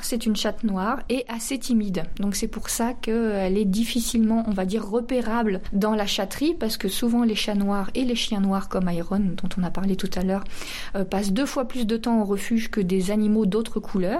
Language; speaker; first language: French; native; French